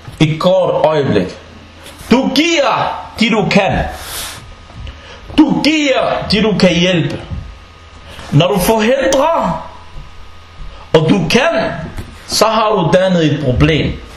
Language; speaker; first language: Danish; non-native, fluent; Arabic